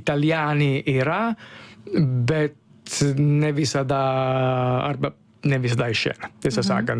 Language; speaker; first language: Lithuanian; non-native, fluent; Italian